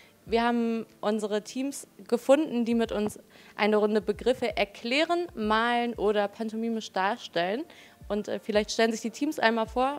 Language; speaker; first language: German; native; German